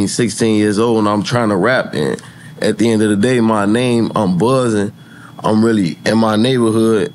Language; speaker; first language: English; native; English